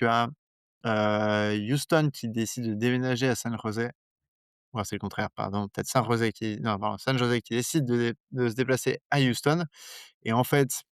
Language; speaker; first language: French; native; French